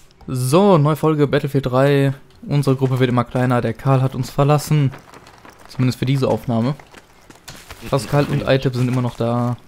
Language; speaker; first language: German; native; German